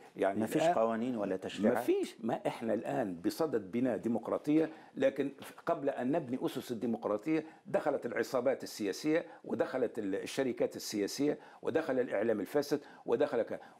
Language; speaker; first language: Arabic; native; Arabic